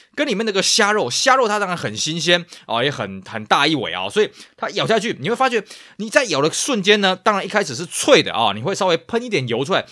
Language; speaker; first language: Chinese; native; Chinese